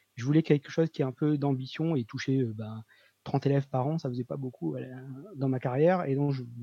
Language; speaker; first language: French; native; French